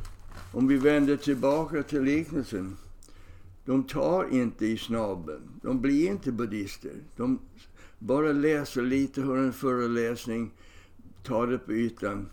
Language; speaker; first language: Swedish; non-native, fluent; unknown